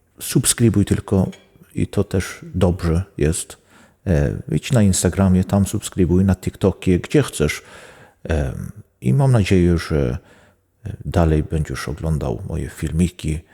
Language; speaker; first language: Polish; non-native, learner; Swedish